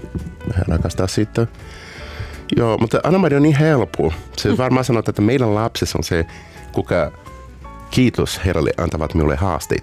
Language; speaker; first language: Finnish; non-native, learner; Portuguese